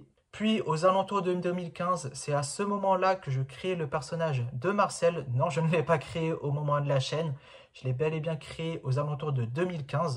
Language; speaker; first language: French; native; French